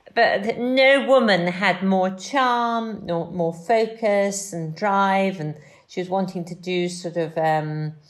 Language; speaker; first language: English; native; English